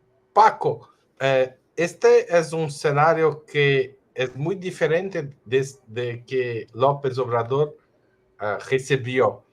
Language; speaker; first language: Spanish; non-native, fluent; Portuguese